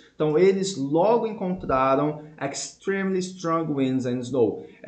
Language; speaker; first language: English; non-native, fluent; Portuguese